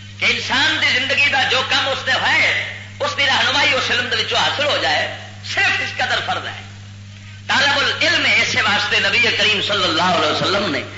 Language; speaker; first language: Urdu; non-native, local second language; Punjabi